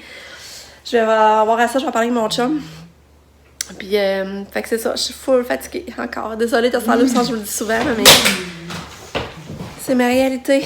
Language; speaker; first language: French; native; French